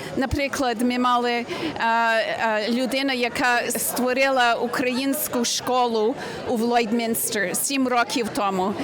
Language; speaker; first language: Ukrainian; early bilingual, heritage; Ukrainian